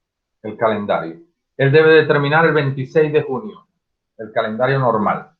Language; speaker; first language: Spanish; native; Spanish